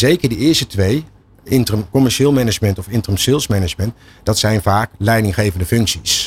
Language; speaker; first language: Dutch; native; Dutch